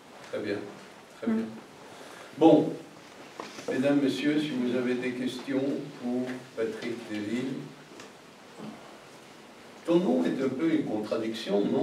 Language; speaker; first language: French; non-native, fluent; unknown